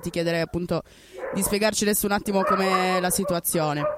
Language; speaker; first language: Italian; native; Italian